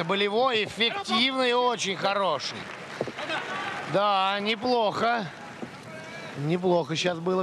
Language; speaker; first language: Russian; native; Russian